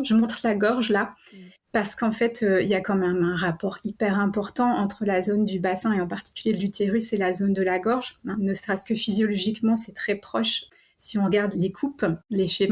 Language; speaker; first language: French; native; French